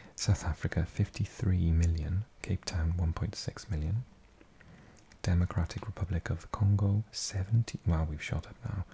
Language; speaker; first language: English; native; English